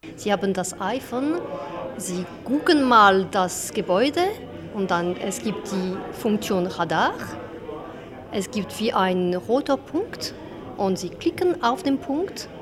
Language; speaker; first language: German; non-native, local second language; French